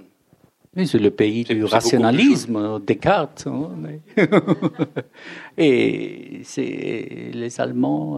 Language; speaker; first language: French; non-native, fluent; German